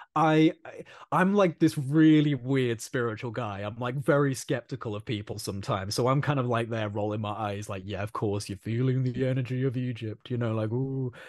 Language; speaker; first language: English; native; English